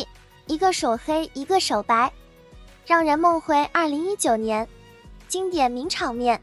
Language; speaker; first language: Chinese; native; Chinese